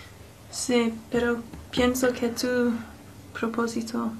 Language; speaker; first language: Spanish; non-native, learner; English